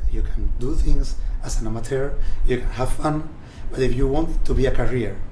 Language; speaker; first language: English; non-native, fluent; Spanish